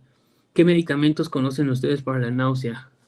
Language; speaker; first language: Spanish; native; Spanish